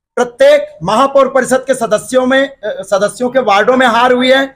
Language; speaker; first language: Hindi; native; Hindi